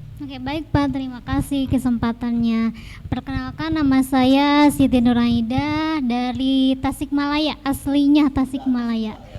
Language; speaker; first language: Indonesian; non-native, local second language; Sundanese